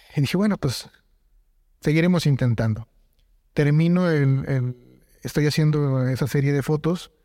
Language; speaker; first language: Spanish; native; Spanish